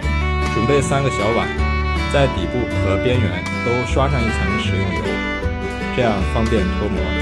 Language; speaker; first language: Chinese; native; Chinese